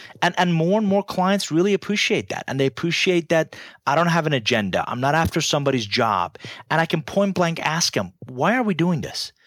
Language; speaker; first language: English; non-native, fluent; Persian